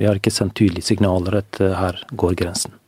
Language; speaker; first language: Norwegian; non-native, fluent; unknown